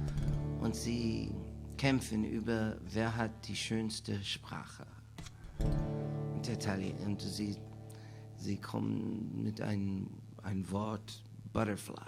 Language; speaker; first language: German; non-native, learner; English